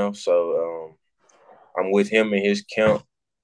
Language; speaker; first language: English; native; English